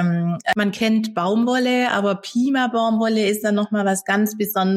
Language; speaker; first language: German; native; German